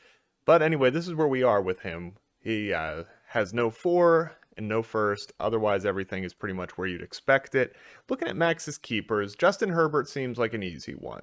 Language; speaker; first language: English; native; English